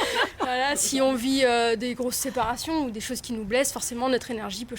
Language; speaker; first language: French; native; French